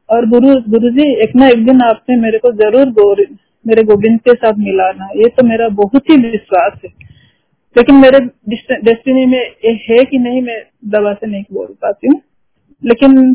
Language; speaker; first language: Hindi; non-native, local second language; Odia